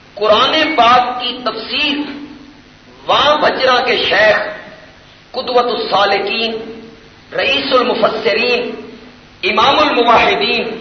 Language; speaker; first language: Urdu; non-native, local second language; Punjabi